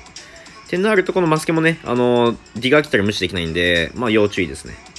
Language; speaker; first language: Japanese; native; Japanese